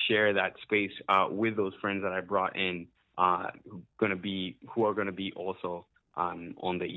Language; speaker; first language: English; non-native, local second language; Ganda